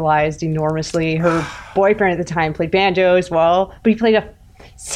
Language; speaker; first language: English; native; English